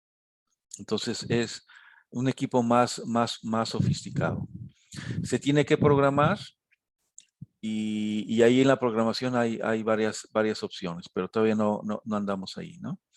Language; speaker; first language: Spanish; native; Spanish